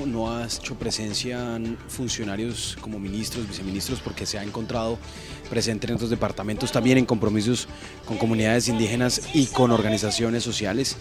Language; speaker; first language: Spanish; native; Spanish